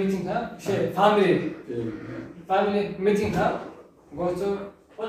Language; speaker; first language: English; non-native, learner; Turkish